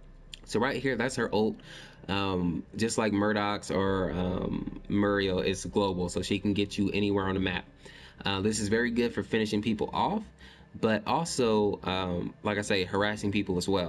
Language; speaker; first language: English; native; English